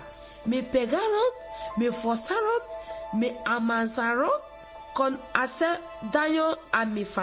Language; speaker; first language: Spanish; non-native, learner; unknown